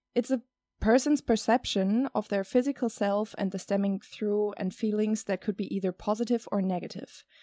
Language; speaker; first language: English; non-native, fluent; German